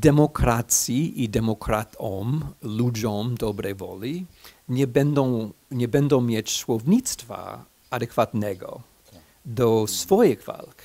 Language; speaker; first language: Polish; non-native, fluent; English